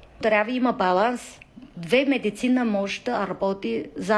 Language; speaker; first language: Bulgarian; non-native, learner; Chinese